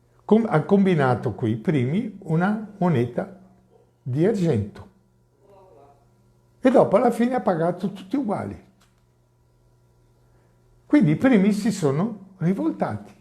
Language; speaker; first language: Italian; non-native, fluent; Portuguese